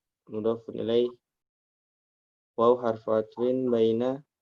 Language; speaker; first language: Arabic; non-native, learner; Indonesian